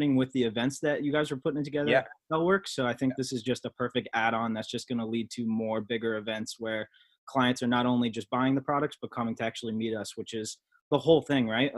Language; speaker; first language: English; native; English